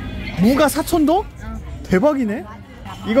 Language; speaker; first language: Korean; native; Korean